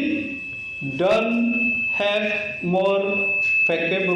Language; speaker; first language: English; non-native, learner; Indonesian